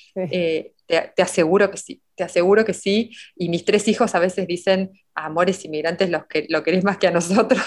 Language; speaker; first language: Spanish; native; Spanish